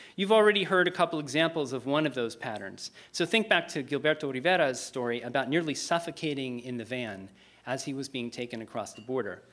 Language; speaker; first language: English; native; English